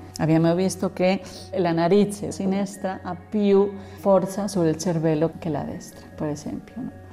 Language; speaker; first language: Italian; non-native, learner; Spanish